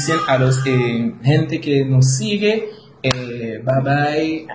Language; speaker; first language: Spanish; non-native, learner; Haitian Creole